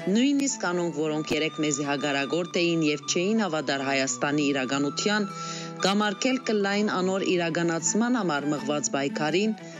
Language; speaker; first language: Armenian; early bilingual, heritage; Armenian